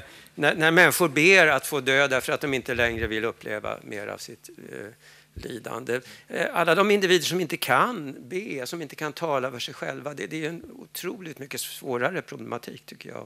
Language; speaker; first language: Swedish; native; Swedish